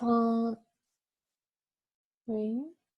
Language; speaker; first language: French; non-native, fluent; English